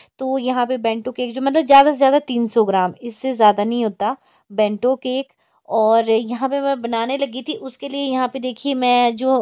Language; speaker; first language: Hindi; native; Hindi